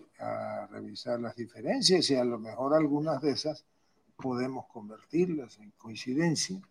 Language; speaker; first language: Spanish; native; Spanish